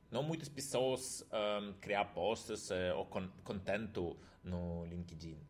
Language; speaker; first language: Portuguese; non-native, learner; Russian